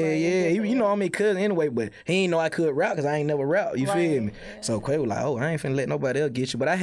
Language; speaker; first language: English; native; English